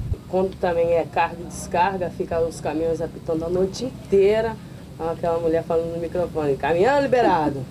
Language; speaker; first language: Portuguese; native; Portuguese